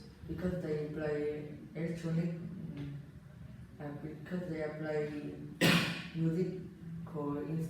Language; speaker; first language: English; non-native, learner; Vietnamese